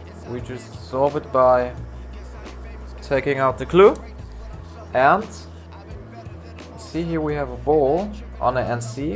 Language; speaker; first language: English; non-native, fluent; German